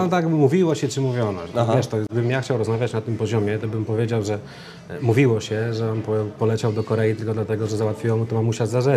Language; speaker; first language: Polish; native; Polish